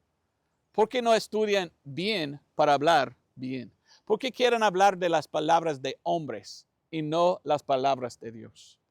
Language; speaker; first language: Spanish; non-native, fluent; English